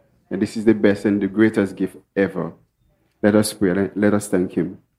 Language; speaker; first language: English; non-native, fluent; Haitian Creole